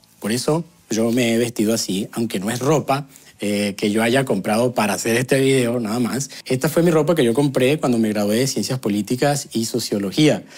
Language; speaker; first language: Spanish; native; Spanish